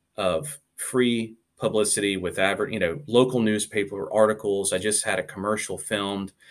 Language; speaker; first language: English; native; English